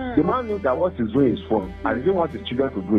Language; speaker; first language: English; non-native, local second language; Yoruba